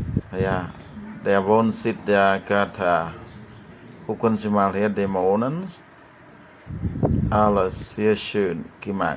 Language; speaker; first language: German; non-native, learner; Khmer